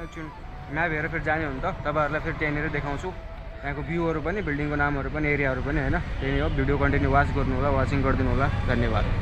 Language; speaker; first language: Nepali; native; Nepali